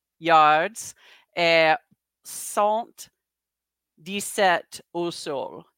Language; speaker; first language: French; non-native, learner; English